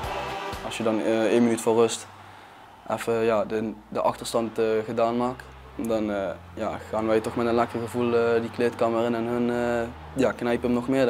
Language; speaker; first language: Dutch; native; Dutch